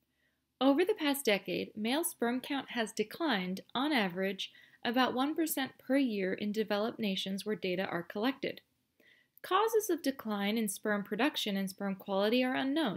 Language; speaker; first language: English; native; English